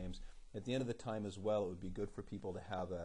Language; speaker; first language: English; native; English